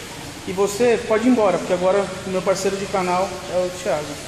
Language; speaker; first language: Portuguese; native; Portuguese